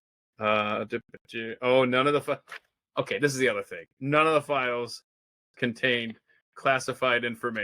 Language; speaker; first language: English; native; English